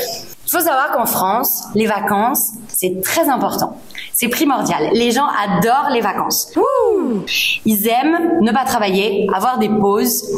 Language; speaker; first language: French; native; French